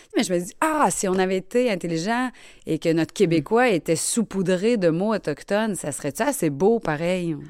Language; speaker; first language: French; native; French